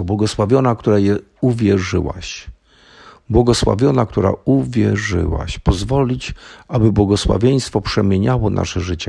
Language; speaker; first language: Polish; native; Polish